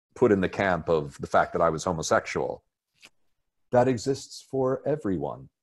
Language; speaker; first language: English; native; English